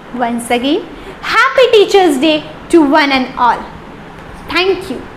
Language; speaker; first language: English; non-native, local second language; Hindi